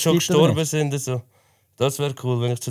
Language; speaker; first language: German; native; German